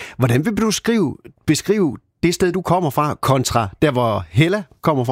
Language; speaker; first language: Danish; native; Danish